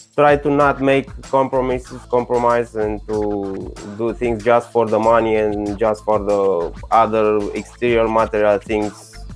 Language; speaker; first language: English; non-native, learner; Romanian